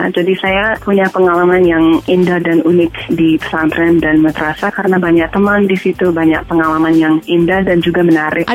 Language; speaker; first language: Indonesian; non-native, fluent; English